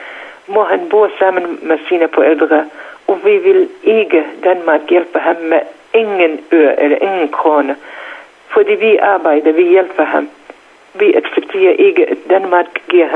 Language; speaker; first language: Danish; non-native, learner; Central Kurdish